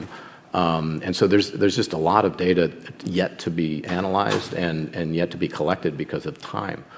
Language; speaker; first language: English; native; English